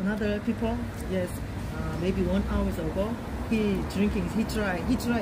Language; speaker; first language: English; non-native, learner; Korean